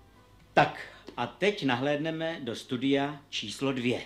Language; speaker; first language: Czech; native; Czech